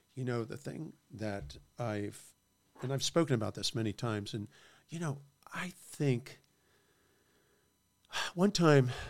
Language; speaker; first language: English; native; English